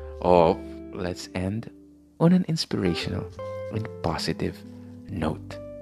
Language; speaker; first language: English; non-native, local second language; Filipino